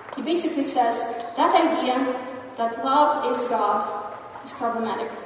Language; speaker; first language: English; non-native, fluent; Russian